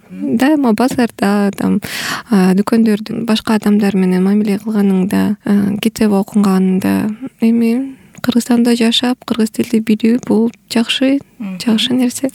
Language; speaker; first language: Kyrgyz; non-native, local second language; Russian